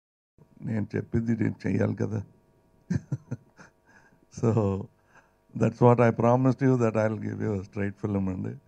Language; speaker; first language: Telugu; non-native, fluent; Tamil